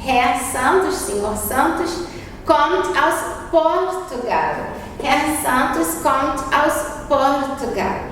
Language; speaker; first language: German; non-native, fluent; Portuguese